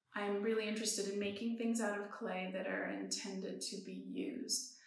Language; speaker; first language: English; early bilingual, other home language; Persian